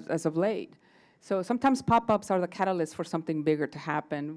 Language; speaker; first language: English; non-native, fluent; Spanish